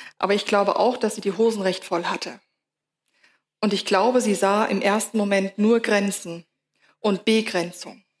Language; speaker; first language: German; native; German